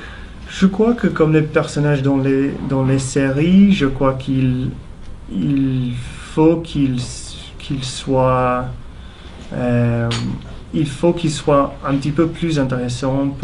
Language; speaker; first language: French; non-native, fluent; English